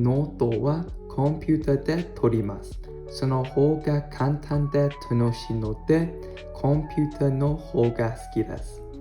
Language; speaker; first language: Japanese; non-native, learner; English